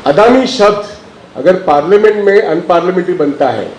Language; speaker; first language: Hindi; non-native, local second language; Marathi